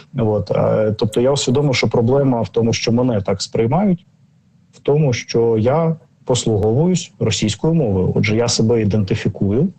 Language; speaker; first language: Ukrainian; non-native, local second language; Russian